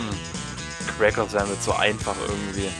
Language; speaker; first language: German; native; German